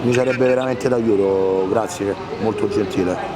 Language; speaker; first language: Italian; native; Italian